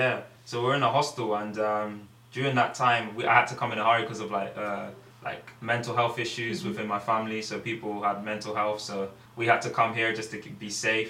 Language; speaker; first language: English; native; English